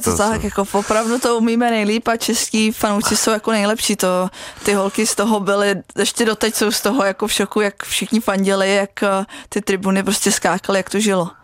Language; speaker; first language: Czech; native; Czech